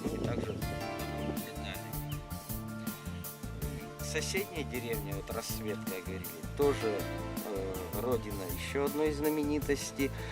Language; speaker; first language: Russian; native; Russian